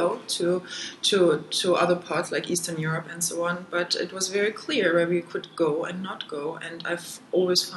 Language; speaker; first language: English; non-native, fluent; German